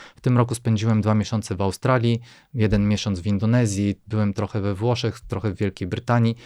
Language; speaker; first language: Polish; non-native, fluent; Bulgarian